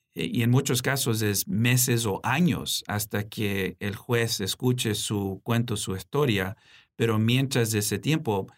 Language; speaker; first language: Spanish; early bilingual, heritage; Spanish